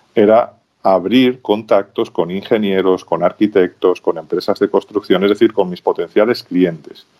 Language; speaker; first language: Spanish; native; Spanish